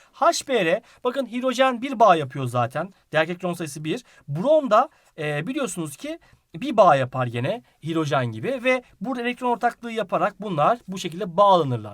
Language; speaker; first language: Turkish; native; Turkish